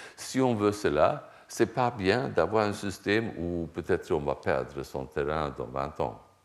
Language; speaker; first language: French; non-native, fluent; Swedish